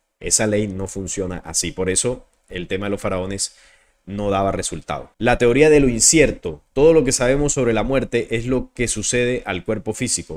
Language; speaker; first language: Spanish; native; Spanish